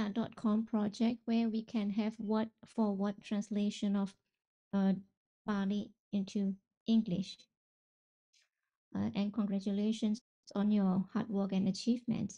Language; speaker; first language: English; non-native, fluent; Burmese